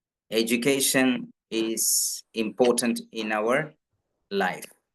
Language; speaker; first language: English; non-native, local second language; Malayalam